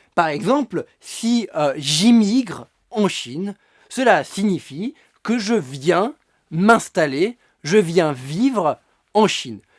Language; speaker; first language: French; native; French